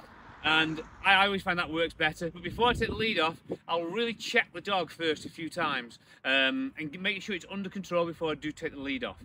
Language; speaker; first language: English; native; English